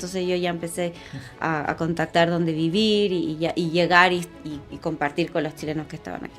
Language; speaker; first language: Spanish; native; Spanish